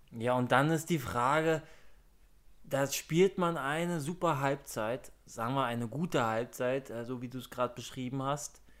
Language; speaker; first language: German; native; German